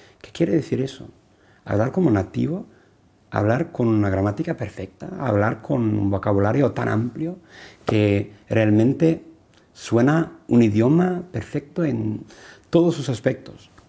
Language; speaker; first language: Spanish; non-native, fluent; English